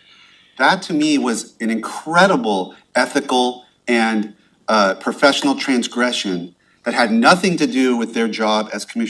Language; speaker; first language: English; native; English